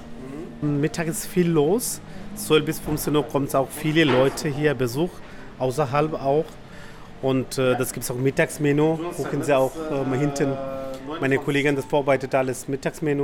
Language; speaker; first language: German; non-native, learner; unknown